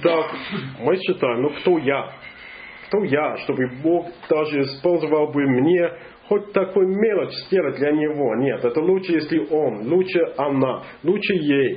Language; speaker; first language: Russian; non-native, fluent; English